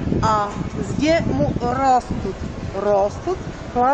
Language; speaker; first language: Russian; non-native, learner; Slovak